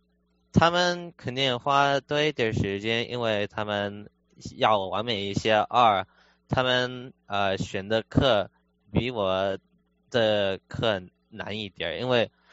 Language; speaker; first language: Chinese; early bilingual, heritage; Chinese